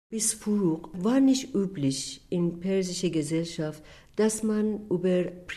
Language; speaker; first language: German; non-native, fluent; Persian